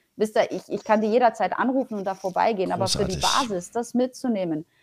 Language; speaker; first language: German; early bilingual, other home language; Polish